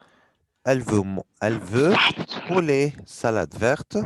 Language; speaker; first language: French; non-native, fluent; Arabic